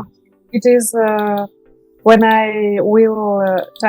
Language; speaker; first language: English; non-native, learner; Russian